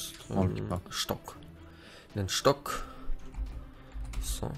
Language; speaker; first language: German; native; German